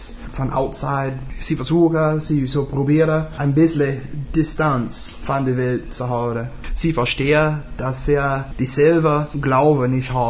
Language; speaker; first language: German; non-native, learner; English